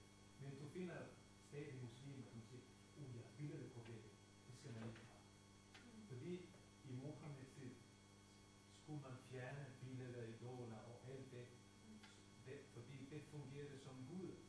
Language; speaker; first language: Danish; non-native, fluent; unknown